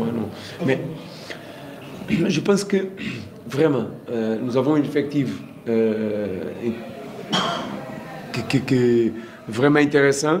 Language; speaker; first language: French; non-native, learner; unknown